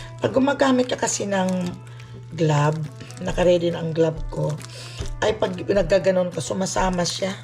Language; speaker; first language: Filipino; non-native, local second language; Cebuano